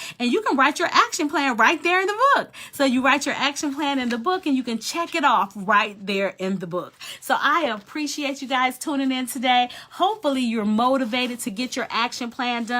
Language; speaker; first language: English; native; English